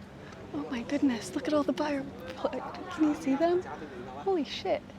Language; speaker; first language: English; native; English